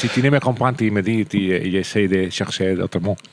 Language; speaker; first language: French; non-native, learner; Spanish